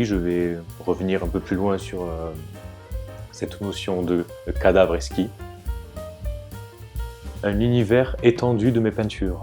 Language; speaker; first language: French; native; French